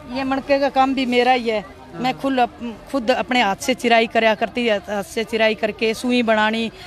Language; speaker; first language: Hindi; native; Hindi